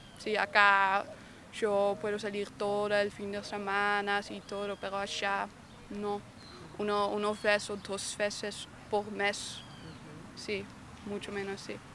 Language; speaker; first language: Spanish; non-native, learner; Dutch